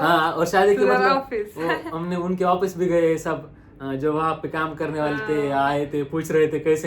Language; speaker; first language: Hindi; non-native, local second language; Marathi